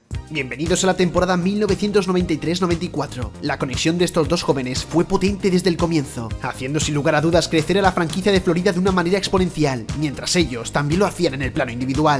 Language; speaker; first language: Spanish; native; Spanish